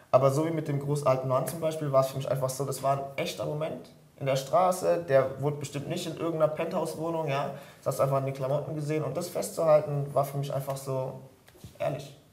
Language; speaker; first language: German; early bilingual, other home language; French